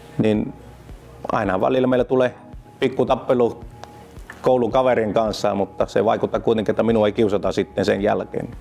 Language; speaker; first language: Finnish; early bilingual, other home language; Vietnamese